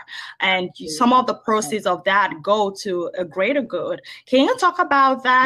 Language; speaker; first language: English; non-native, local second language; Yoruba